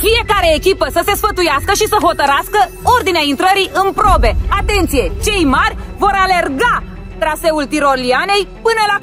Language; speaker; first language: Romanian; native; Romanian